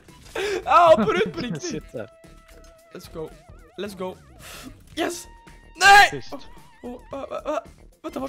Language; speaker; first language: Swedish; native; Swedish